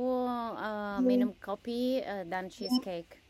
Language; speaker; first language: Indonesian; non-native, learner; Italian